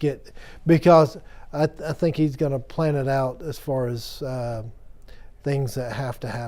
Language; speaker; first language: English; native; English